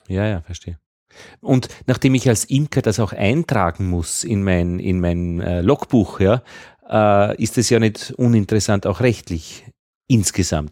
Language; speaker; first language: German; native; German